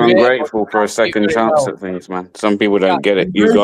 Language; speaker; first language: English; native; English